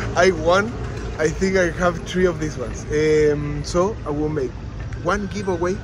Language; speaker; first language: English; non-native, fluent; Spanish